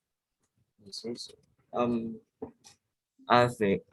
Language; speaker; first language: English; non-native, learner; Vietnamese